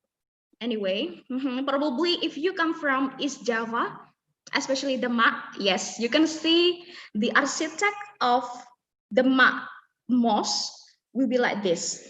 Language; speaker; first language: English; non-native, fluent; Indonesian